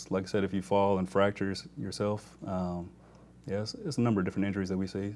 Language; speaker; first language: English; native; English